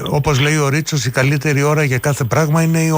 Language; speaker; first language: Greek; native; Greek